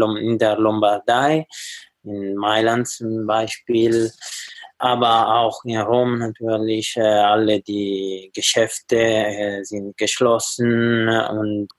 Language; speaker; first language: German; non-native, learner; Italian